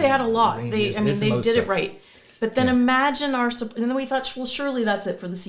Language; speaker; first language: English; native; English